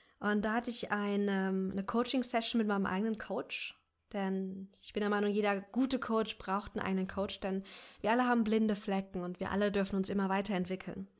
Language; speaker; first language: German; native; German